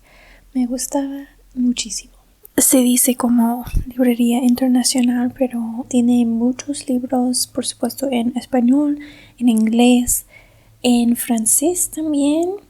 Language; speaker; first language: Spanish; non-native, fluent; English